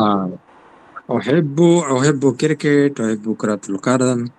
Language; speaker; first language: Arabic; non-native, learner; Urdu